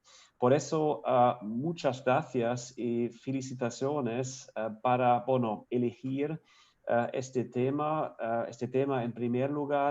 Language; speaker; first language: Spanish; non-native, fluent; German